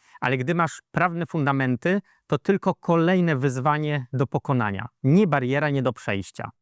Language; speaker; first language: Polish; native; Polish